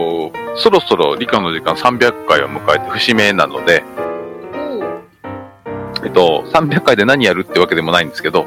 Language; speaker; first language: Japanese; native; Japanese